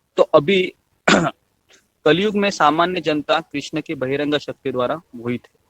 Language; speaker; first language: Hindi; non-native, local second language; Marathi